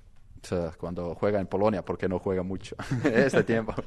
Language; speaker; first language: Spanish; non-native, learner; Croatian